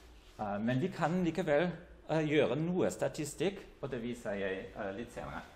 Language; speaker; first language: Norwegian; non-native, fluent; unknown